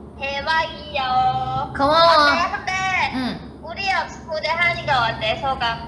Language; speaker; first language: Korean; non-native, fluent; Thai